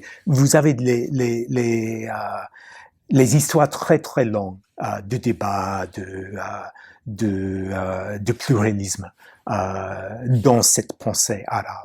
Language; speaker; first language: French; non-native, fluent; English